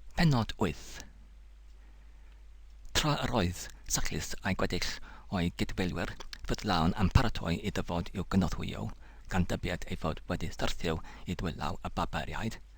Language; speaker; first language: Welsh; native; Welsh